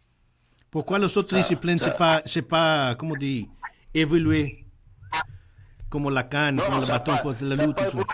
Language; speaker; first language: French; non-native, learner; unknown